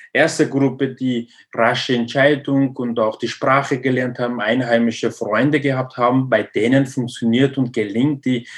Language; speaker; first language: German; non-native, learner; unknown